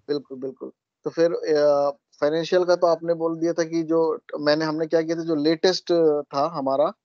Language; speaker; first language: Hindi; native; Hindi